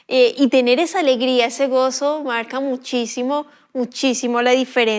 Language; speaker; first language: Spanish; native; Spanish